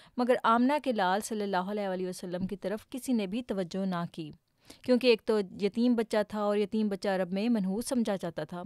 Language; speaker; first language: Urdu; native; Urdu